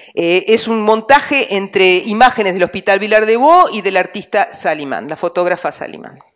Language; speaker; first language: Spanish; native; Spanish